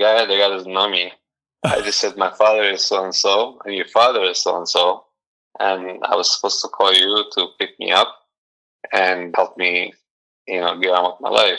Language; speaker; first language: English; non-native, fluent; Arabic